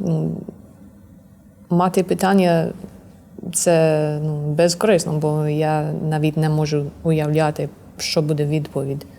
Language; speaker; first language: Ukrainian; non-native, learner; English